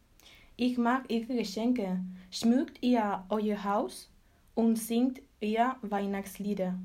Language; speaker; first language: German; non-native, learner; Spanish